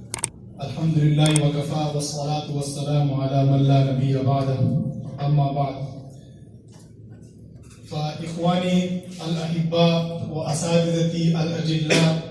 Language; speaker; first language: Arabic; non-native, fluent; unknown